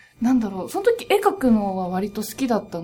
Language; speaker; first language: Japanese; native; Japanese